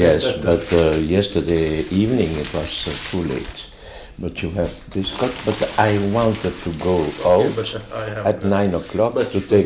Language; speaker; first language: English; non-native, learner; French